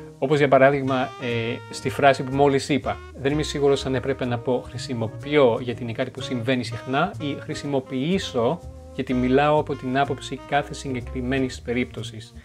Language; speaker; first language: Greek; non-native, fluent; French